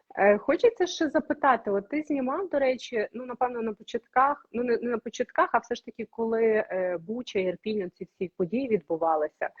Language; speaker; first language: Ukrainian; native; Ukrainian